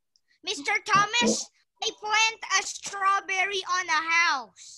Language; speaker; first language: English; non-native, learner; Indonesian